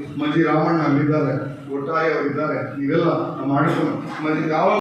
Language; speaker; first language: Kannada; native; Kannada